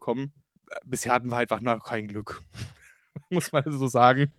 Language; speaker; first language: German; native; German